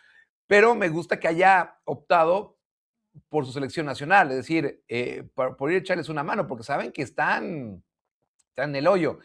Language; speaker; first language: Spanish; native; Spanish